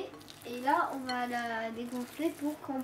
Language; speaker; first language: French; non-native, local second language; Arabic